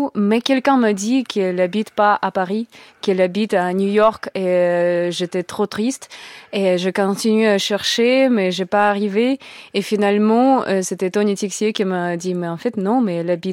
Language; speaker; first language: French; non-native, learner; Russian